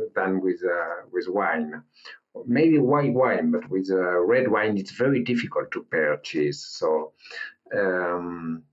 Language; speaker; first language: English; non-native, learner; French